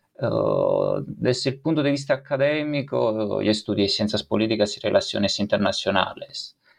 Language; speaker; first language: Spanish; non-native, fluent; Italian